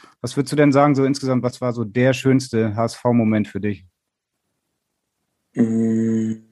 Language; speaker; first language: German; native; German